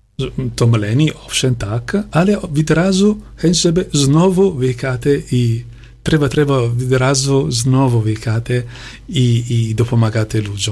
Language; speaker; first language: Polish; non-native, learner; Italian